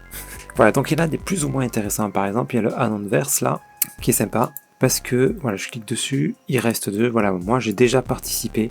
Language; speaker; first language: French; native; French